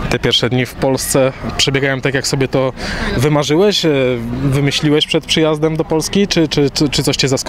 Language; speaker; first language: Polish; native; Polish